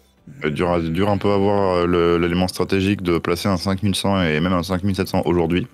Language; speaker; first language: French; native; French